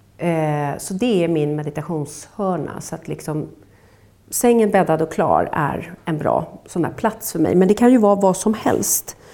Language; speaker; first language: Swedish; native; Swedish